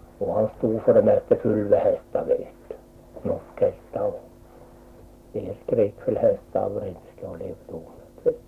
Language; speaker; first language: Swedish; native; Swedish